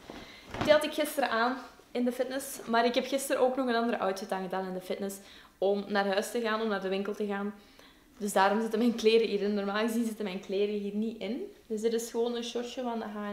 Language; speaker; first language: Dutch; native; Dutch